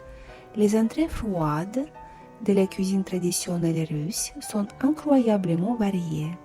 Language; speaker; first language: French; non-native, fluent; Russian